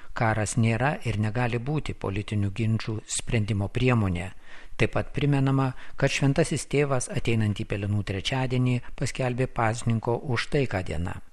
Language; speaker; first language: Lithuanian; native; Lithuanian